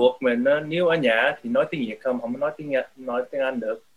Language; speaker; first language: Vietnamese; early bilingual, heritage; Vietnamese